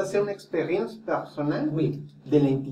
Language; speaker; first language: French; non-native, fluent; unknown